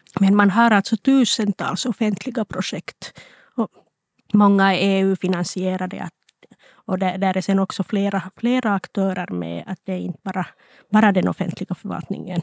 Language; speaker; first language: Swedish; non-native, local second language; Finnish